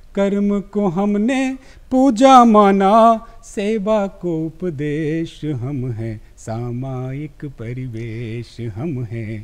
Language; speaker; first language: Hindi; native; Hindi